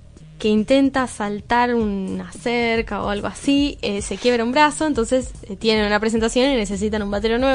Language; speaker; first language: Spanish; native; Spanish